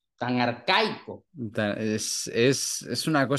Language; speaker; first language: Spanish; native; Spanish